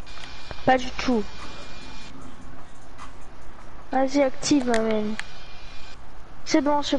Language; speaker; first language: French; native; French